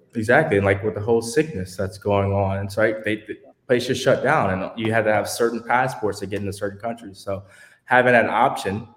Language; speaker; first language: English; native; English